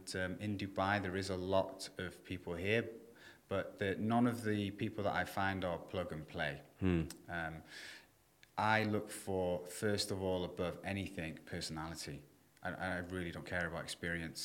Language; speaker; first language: English; native; English